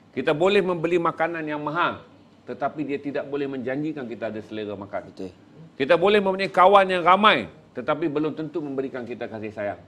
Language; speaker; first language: Malay; native; Malay